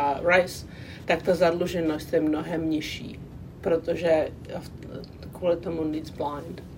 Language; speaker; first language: Czech; non-native, local second language; English